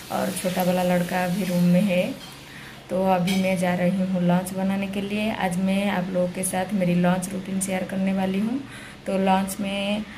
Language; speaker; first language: Hindi; native; Hindi